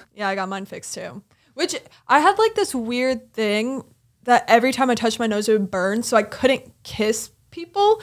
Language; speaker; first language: English; native; English